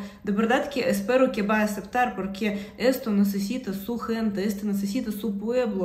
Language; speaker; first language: Spanish; non-native, fluent; Russian